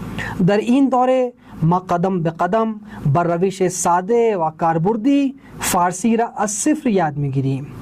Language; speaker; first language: Persian; non-native, fluent; Urdu